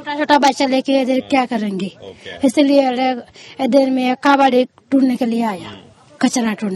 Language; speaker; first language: Hindi; non-native, learner; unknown